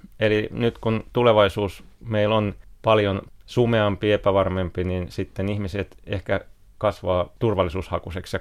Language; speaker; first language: Finnish; native; Finnish